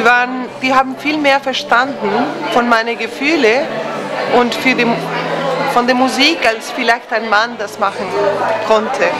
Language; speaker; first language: German; non-native, fluent; Spanish